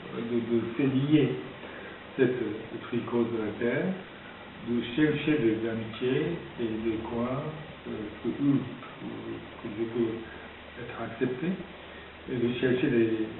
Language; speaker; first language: French; non-native, fluent; Japanese